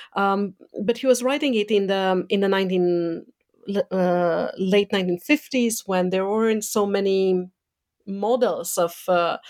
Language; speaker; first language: English; non-native, fluent; Romanian